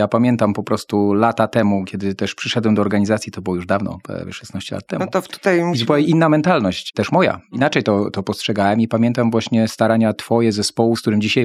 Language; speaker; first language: Polish; native; Polish